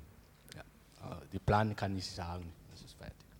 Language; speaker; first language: German; non-native, learner; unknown